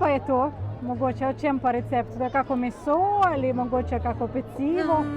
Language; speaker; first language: Slovenian; non-native, fluent; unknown